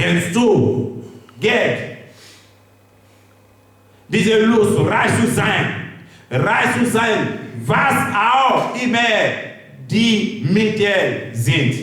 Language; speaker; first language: German; non-native, learner; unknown